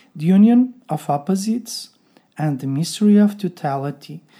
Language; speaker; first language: English; non-native, fluent; Portuguese